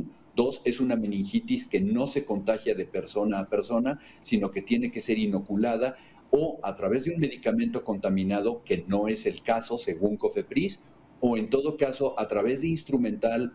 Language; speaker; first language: Spanish; native; Spanish